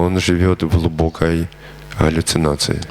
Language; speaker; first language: Russian; native; Russian